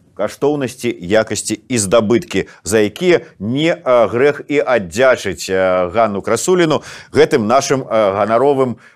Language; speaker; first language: Belarusian; native; Belarusian